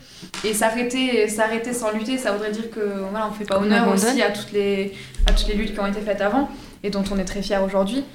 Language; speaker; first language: French; native; French